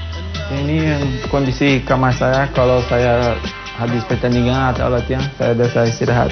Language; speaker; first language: Indonesian; non-native, fluent; Portuguese